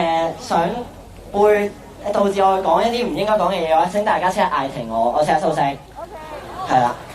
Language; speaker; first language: Cantonese; native; Cantonese